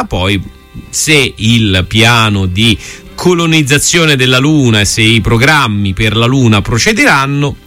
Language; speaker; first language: Italian; native; Italian